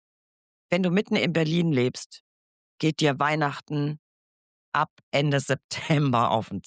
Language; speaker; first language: German; native; German